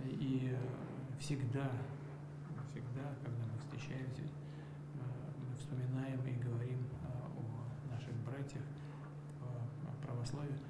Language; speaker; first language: Russian; native; Russian